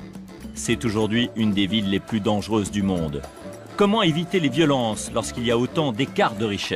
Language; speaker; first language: French; native; French